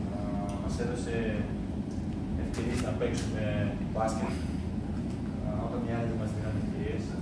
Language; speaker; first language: Greek; early bilingual, other home language; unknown